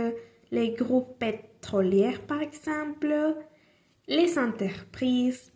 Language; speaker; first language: French; non-native, learner; Spanish